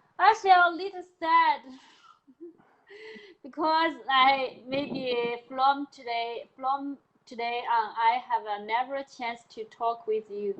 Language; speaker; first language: English; non-native, learner; Chinese